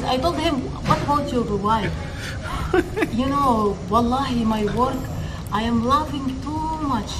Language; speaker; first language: English; non-native, learner; Arabic